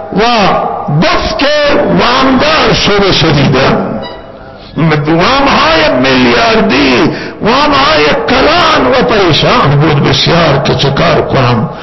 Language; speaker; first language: Persian; non-native, local second language; Baluchi